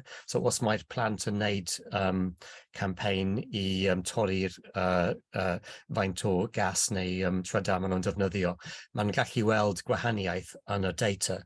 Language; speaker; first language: Welsh; non-native, local second language; English